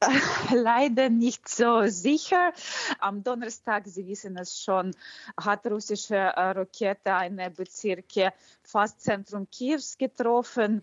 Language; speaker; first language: German; non-native, fluent; Ukrainian